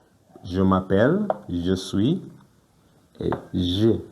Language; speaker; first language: French; non-native, fluent; Ganda